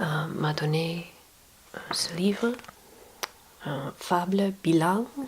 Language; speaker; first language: French; non-native, learner; English